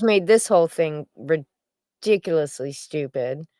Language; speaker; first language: English; native; English